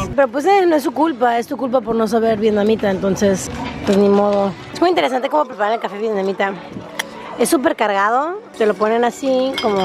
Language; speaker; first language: Spanish; native; Spanish